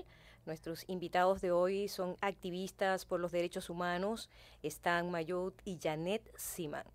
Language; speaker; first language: Spanish; native; Spanish